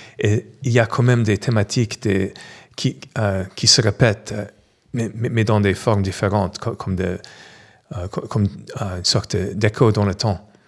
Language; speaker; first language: French; non-native, fluent; English